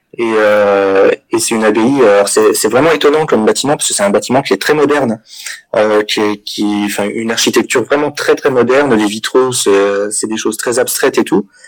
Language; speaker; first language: French; native; French